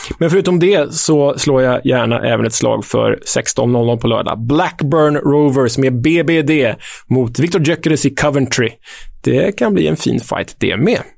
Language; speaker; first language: Swedish; native; Swedish